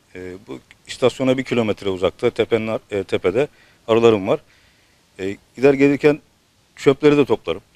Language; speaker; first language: Turkish; native; Turkish